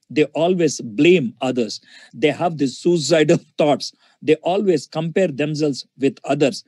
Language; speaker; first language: English; non-native, local second language; Telugu